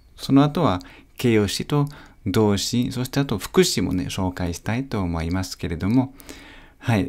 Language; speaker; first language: Japanese; non-native, fluent; French